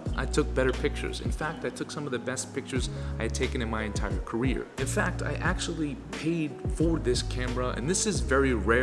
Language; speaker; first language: English; native; English